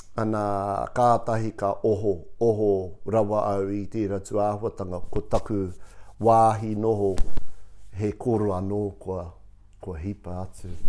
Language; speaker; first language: Māori; non-native, local second language; English